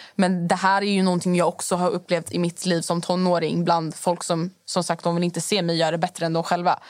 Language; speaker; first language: Swedish; early bilingual, other home language; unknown